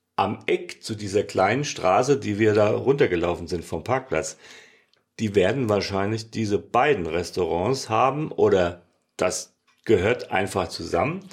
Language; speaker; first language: German; native; German